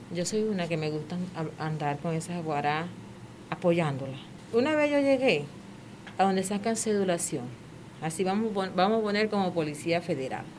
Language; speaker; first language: Spanish; non-native, local second language; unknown